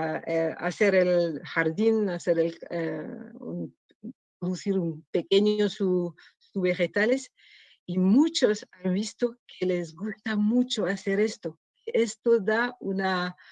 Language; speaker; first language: Spanish; non-native, learner; French